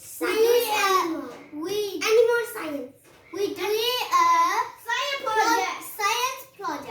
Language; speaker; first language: English; non-native, learner; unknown